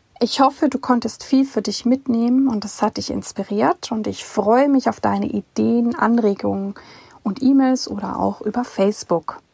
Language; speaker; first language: German; native; German